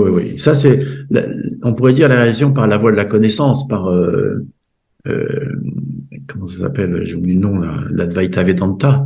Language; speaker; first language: French; native; French